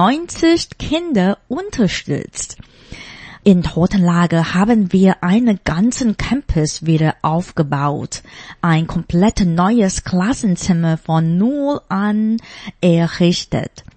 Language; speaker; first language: German; non-native, fluent; Chinese